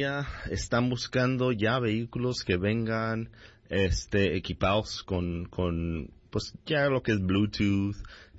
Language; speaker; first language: Spanish; early bilingual, heritage; Spanish